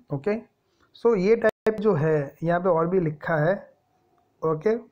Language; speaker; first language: Hindi; non-native, local second language; Gujarati